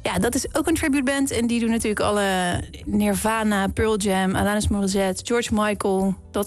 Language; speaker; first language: Dutch; native; Dutch